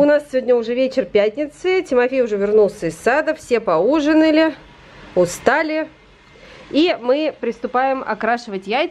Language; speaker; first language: Russian; native; Russian